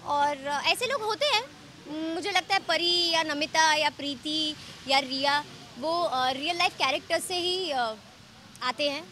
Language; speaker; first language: Hindi; native; Hindi